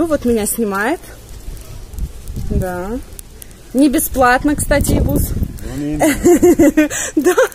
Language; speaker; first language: Russian; native; Russian